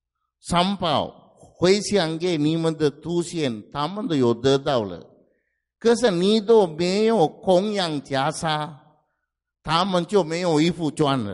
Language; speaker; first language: Chinese; non-native, fluent; Sinhala